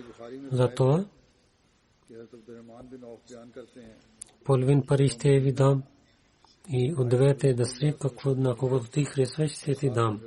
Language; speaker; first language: Bulgarian; non-native, learner; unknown